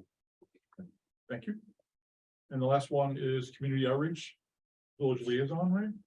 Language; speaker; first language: English; native; English